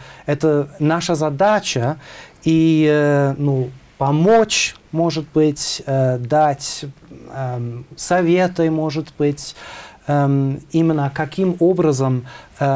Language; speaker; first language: Russian; non-native, fluent; German